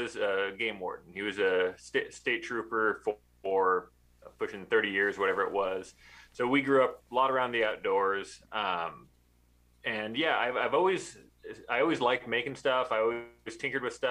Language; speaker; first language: English; native; English